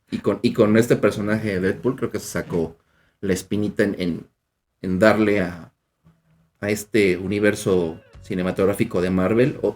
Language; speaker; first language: Spanish; native; Spanish